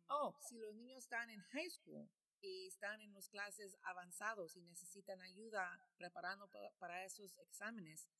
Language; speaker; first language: Spanish; early bilingual, heritage; Spanish